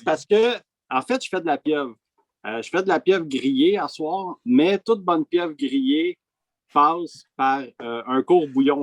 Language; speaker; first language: French; native; French